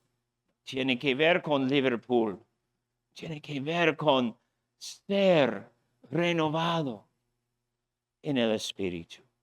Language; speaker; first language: Spanish; non-native, fluent; English